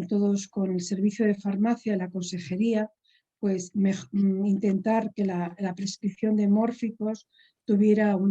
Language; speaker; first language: Spanish; native; Spanish